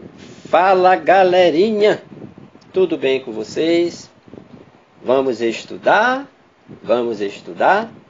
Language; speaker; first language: Portuguese; native; Portuguese